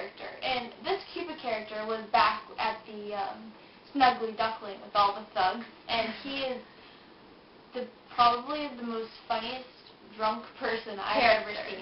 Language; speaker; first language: English; native; English